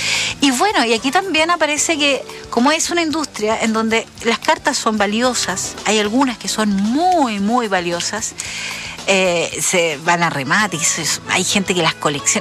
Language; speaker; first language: Spanish; native; Spanish